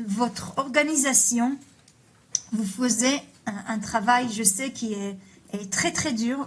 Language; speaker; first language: French; early bilingual, heritage; Hebrew